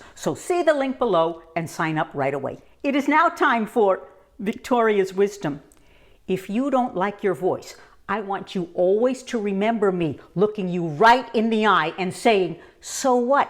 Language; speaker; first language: English; native; English